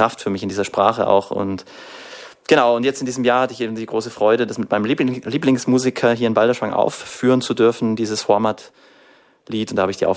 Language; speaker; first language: German; native; German